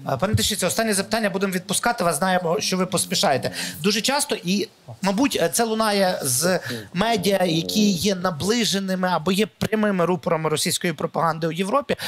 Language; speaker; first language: Ukrainian; native; Ukrainian